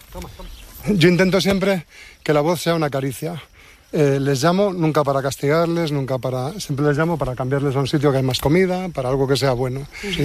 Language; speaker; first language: Spanish; native; Spanish